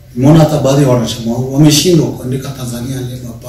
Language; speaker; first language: Swahili; non-native, local second language; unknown